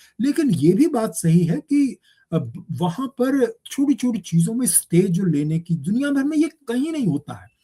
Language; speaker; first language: Hindi; native; Hindi